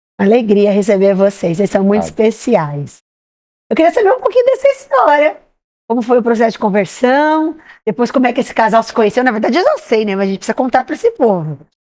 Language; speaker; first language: Portuguese; native; Portuguese